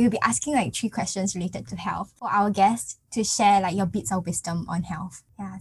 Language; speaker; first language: English; native; English